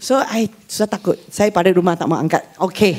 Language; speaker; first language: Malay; non-native, local second language; Hakka Chinese